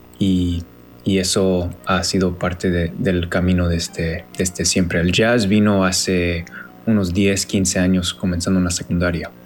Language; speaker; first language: Spanish; non-native, fluent; English